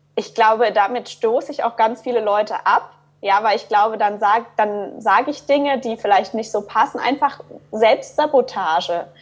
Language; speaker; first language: German; early bilingual, other home language; Croatian